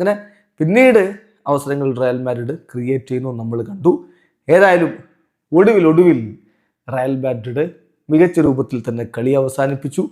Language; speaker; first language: Malayalam; native; Malayalam